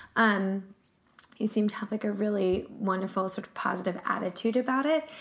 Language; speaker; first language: English; native; English